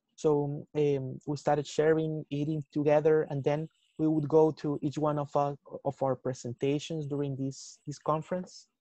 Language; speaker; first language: English; non-native, fluent; Spanish